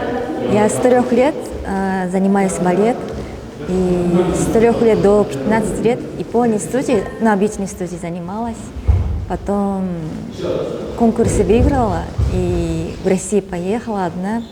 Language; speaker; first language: Russian; non-native, learner; Japanese